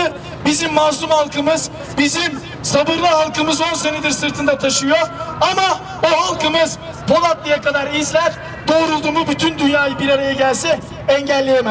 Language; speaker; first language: Turkish; native; Turkish